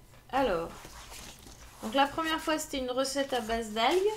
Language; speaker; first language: French; native; French